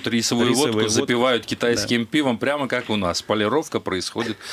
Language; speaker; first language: Russian; native; Russian